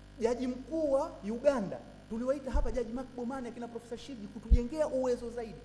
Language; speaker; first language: Swahili; native; Swahili